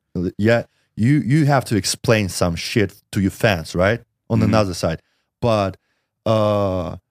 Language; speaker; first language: English; non-native, learner; Russian